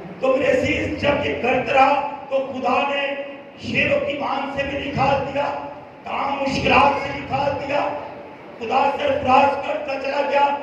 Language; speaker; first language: Urdu; non-native, local second language; Punjabi